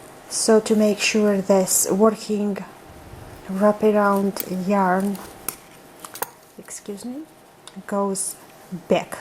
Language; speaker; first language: English; non-native, fluent; Georgian